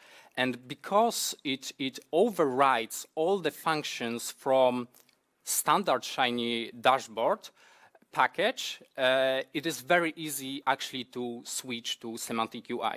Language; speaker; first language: English; non-native, fluent; Polish